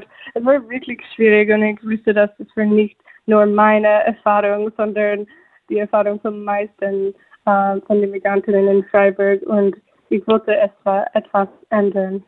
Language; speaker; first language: German; non-native, fluent; English